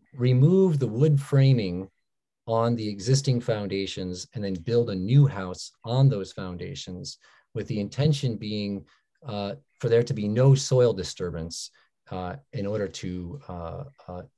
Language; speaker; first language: English; native; English